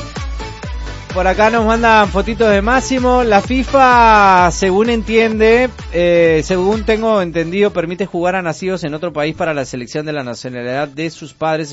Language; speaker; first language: Spanish; native; Spanish